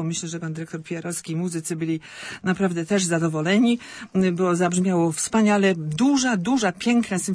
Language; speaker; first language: Polish; native; Polish